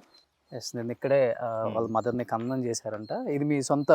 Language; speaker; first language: Telugu; native; Telugu